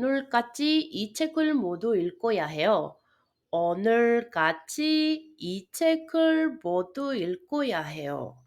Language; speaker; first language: Korean; non-native, fluent; Spanish